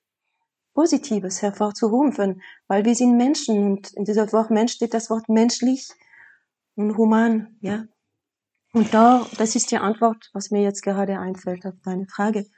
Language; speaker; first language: German; non-native, fluent; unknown